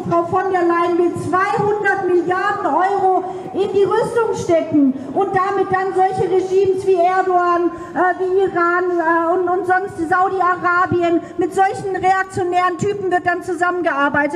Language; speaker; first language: German; native; German